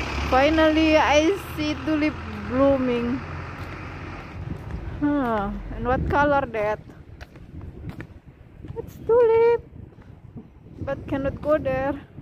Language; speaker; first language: English; non-native, learner; Indonesian